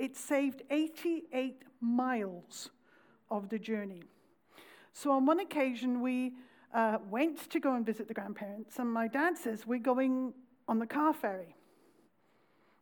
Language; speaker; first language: English; native; English